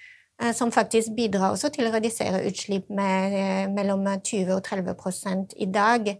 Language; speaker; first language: Norwegian; non-native, fluent; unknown